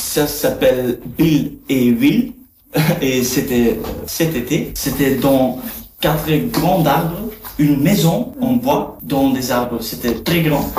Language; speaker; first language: French; non-native, learner; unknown